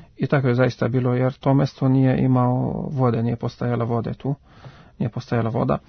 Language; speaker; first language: Serbian; non-native, fluent; Arabic